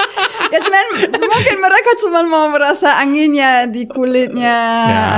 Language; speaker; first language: Indonesian; non-native, fluent; German